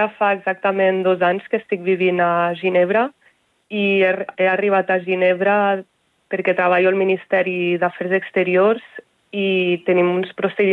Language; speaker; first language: Catalan; native; Catalan